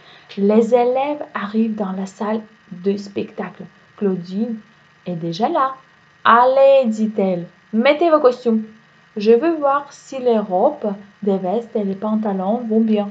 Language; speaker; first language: French; non-native, fluent; Uzbek